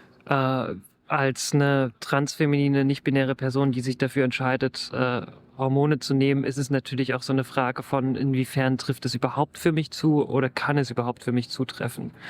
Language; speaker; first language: German; native; German